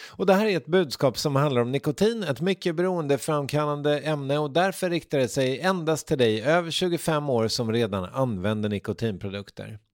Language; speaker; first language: Swedish; native; Swedish